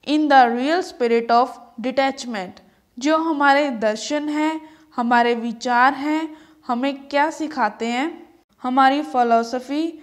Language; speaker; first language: Hindi; native; Hindi